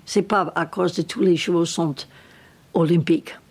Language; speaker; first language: French; non-native, learner; English